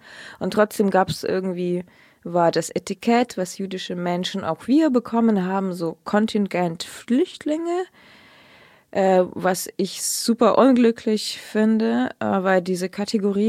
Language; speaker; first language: German; early bilingual, other home language; Russian